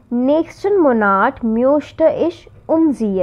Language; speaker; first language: German; non-native, fluent; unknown